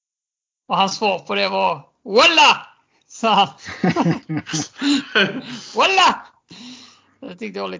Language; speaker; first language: Swedish; native; Swedish